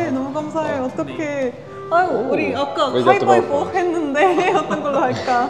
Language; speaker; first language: Korean; non-native, fluent; Estonian